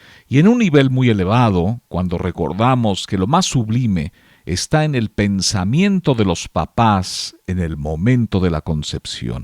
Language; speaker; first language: Spanish; native; Spanish